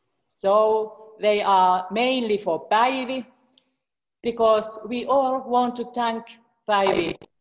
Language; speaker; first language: English; non-native, fluent; Finnish